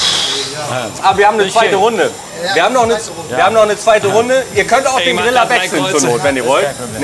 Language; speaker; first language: German; native; German